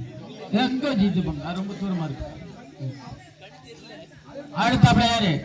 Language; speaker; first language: Tamil; native; Tamil